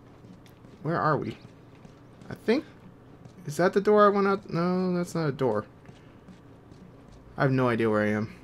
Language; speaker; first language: English; native; English